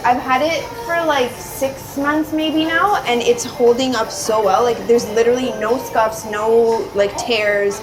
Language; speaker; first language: English; native; English